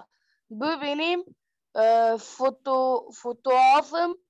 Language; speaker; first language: Turkish; non-native, learner; Persian